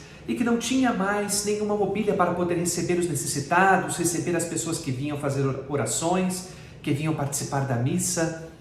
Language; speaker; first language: Portuguese; native; Portuguese